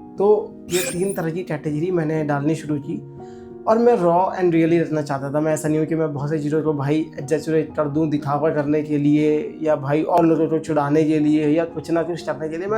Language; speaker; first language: Hindi; native; Hindi